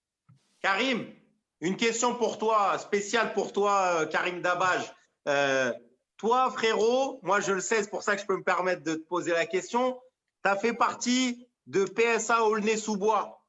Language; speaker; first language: French; native; French